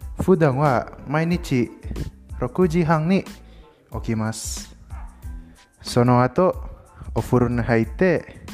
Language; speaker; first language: Japanese; non-native, learner; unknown